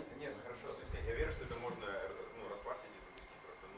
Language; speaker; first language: Russian; native; Russian